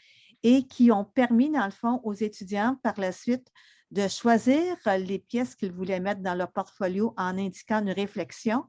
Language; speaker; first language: French; native; French